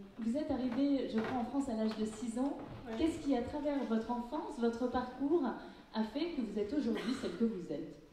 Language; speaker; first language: French; native; French